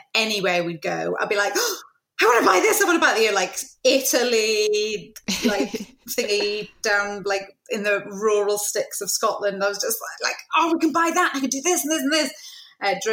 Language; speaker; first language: English; native; English